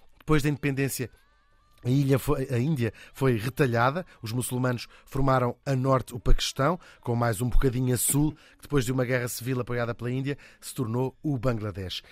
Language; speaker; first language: Portuguese; native; Portuguese